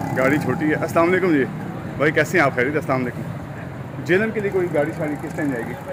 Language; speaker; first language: Urdu; non-native, local second language; Punjabi